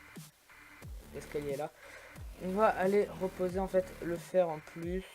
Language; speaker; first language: French; native; French